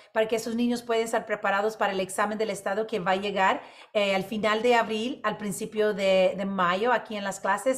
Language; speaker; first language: Spanish; non-native, local second language; English